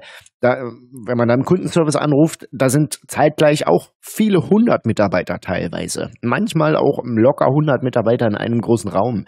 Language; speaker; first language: German; native; German